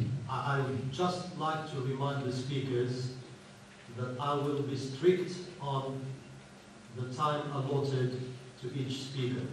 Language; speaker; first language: English; non-native, fluent; Arabic